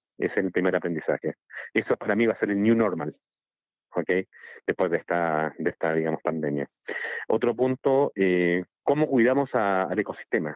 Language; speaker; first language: Spanish; native; Spanish